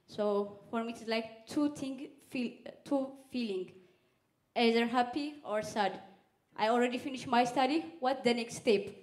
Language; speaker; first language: English; non-native, fluent; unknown